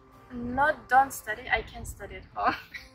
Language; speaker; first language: English; non-native, learner; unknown